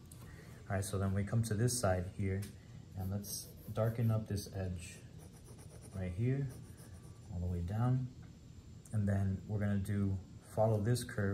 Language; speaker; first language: English; native; English